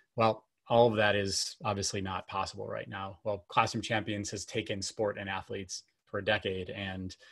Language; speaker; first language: English; native; English